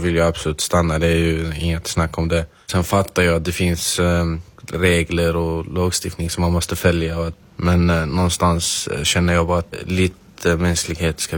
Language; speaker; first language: Swedish; non-native, fluent; Arabic